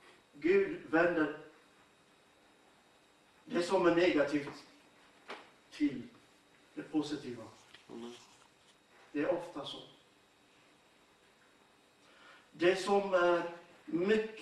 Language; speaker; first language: Swedish; non-native, fluent; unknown